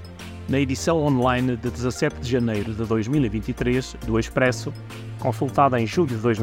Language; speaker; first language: Portuguese; native; Portuguese